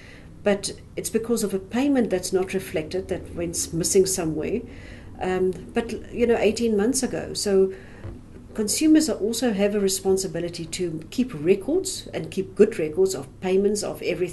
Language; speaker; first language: English; native; English